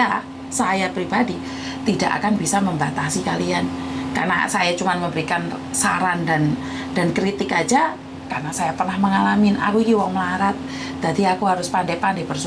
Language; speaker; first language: Indonesian; non-native, local second language; Javanese